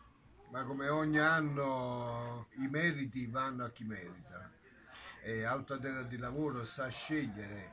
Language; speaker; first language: Italian; native; Italian